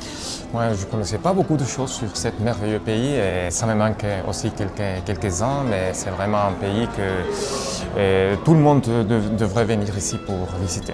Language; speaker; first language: French; non-native, fluent; Spanish